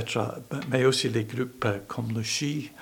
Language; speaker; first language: French; non-native, learner; English